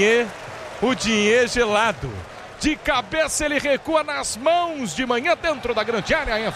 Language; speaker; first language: Portuguese; native; Portuguese